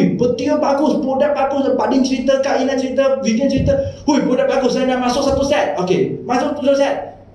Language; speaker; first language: Malay; non-native, local second language; Chinese